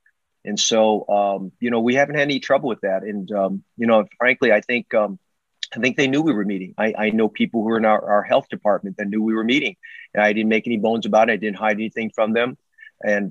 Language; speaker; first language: English; native; English